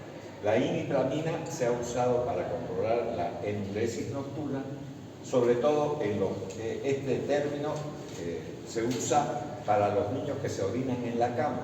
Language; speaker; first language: Spanish; native; Spanish